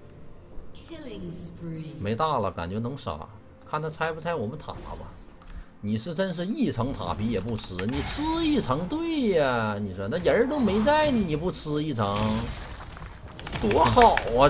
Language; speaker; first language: Chinese; native; Chinese